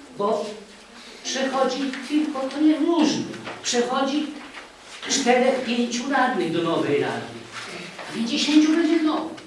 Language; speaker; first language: Polish; native; Polish